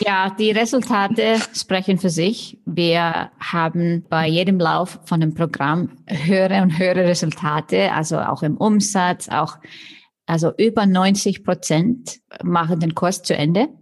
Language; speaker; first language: German; non-native, fluent; Icelandic